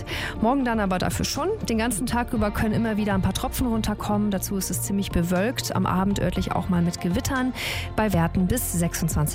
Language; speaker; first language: German; native; German